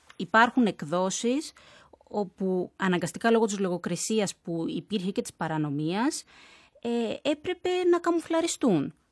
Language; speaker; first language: Greek; native; Greek